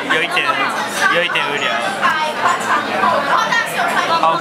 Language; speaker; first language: Chinese; non-native, learner; Japanese